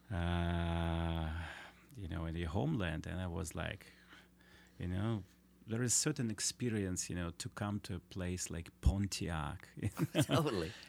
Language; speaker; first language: English; non-native, fluent; Russian